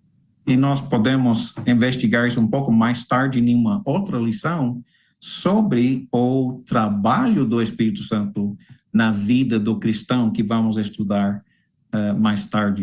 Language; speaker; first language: Portuguese; non-native, fluent; English